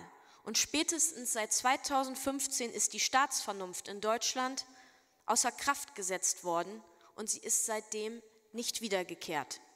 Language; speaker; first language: German; native; German